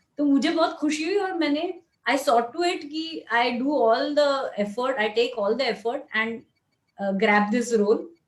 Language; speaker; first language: Hindi; non-native, local second language; Marathi